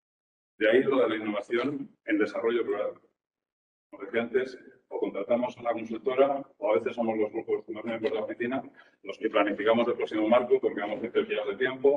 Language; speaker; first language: Spanish; native; Spanish